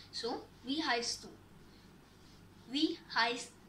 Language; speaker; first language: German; non-native, learner; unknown